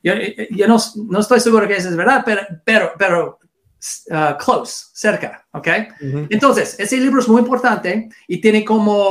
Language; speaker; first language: Spanish; non-native, learner; English